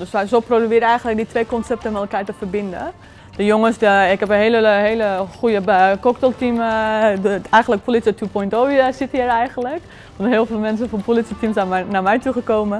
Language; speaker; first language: Dutch; early bilingual, other home language; Persian